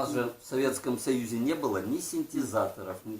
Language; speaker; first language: Russian; native; Russian